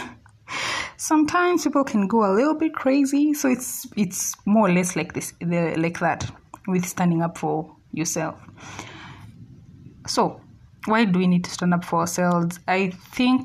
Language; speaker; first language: English; non-native, local second language; Swahili